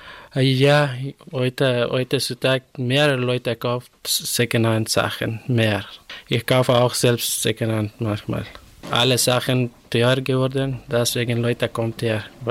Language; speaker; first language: German; non-native, learner; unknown